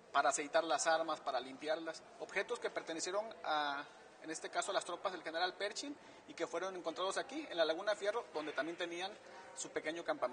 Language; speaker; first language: Spanish; native; Spanish